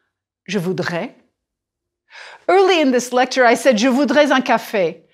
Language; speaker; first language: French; non-native, fluent; English